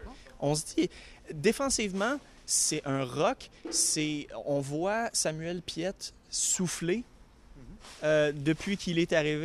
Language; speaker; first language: French; native; French